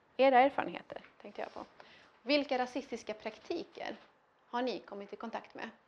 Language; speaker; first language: Swedish; early bilingual, other home language; Arabic